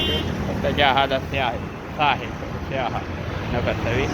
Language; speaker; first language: Arabic; non-native, learner; Urdu